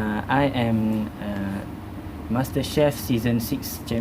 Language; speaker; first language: English; non-native, learner; Malay